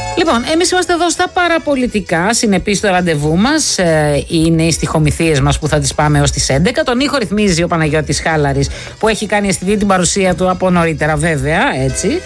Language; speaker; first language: Greek; native; Greek